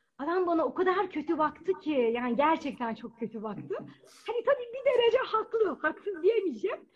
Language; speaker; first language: Turkish; native; Turkish